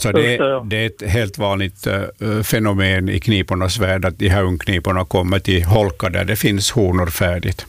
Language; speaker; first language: Swedish; native; Swedish